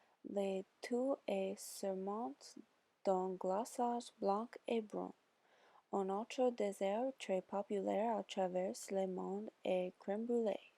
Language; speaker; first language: French; non-native, learner; English